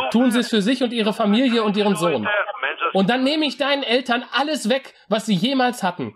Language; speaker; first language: German; native; German